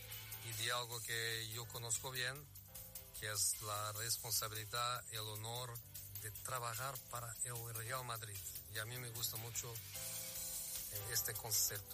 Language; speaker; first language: Spanish; non-native, fluent; Portuguese